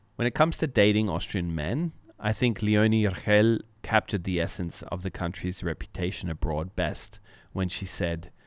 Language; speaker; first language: English; native; English